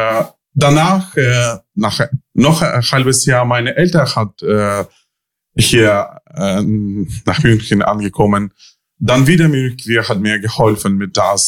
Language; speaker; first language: German; non-native, learner; Ukrainian